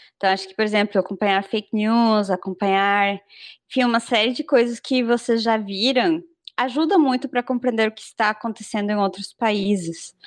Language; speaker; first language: Portuguese; non-native, fluent; Spanish